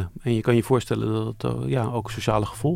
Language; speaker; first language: Dutch; native; Dutch